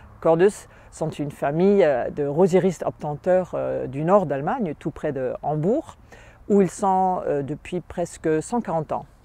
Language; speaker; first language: French; non-native, fluent; German